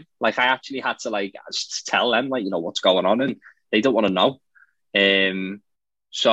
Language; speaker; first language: English; native; English